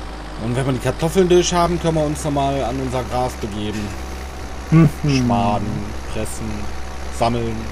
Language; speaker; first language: German; native; German